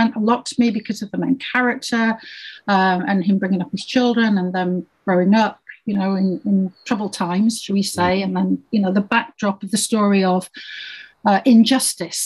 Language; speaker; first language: English; native; English